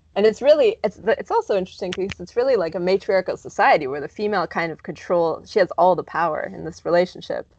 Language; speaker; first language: English; native; English